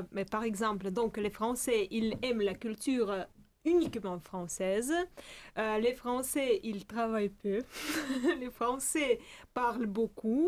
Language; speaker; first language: French; non-native, fluent; Russian